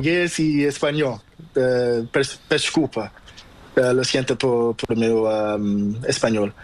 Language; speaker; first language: Spanish; non-native, learner; Portuguese